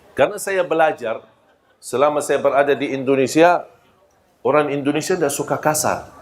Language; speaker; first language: Malay; non-native, fluent; Arabic